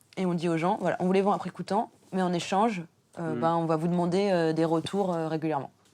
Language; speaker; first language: French; native; French